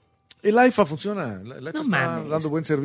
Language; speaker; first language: Spanish; native; Spanish